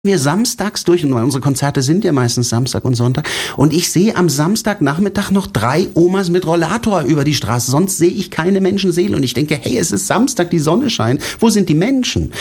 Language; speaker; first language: German; non-native, fluent; Italian